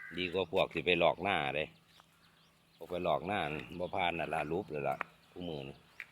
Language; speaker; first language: Thai; native; Thai